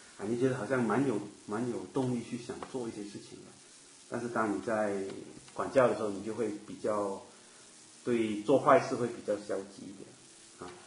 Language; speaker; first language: Chinese; native; Chinese